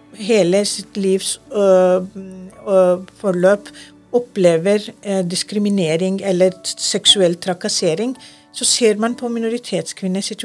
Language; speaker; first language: Norwegian; non-native, fluent; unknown